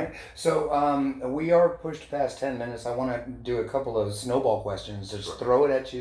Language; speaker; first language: English; native; English